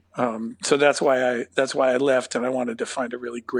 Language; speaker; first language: English; native; English